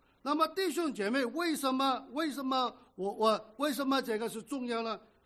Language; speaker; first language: Chinese; native; Chinese